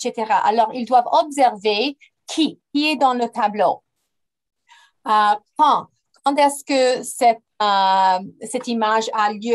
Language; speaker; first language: French; non-native, fluent; English